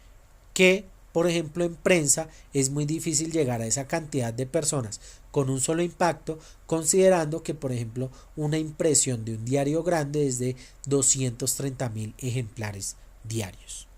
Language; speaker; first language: Spanish; native; Spanish